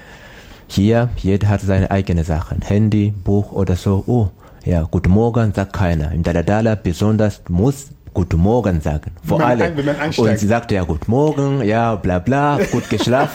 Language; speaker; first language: German; non-native, learner; Swahili